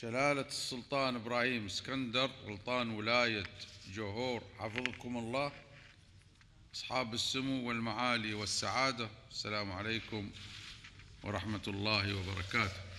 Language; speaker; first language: Arabic; native; Arabic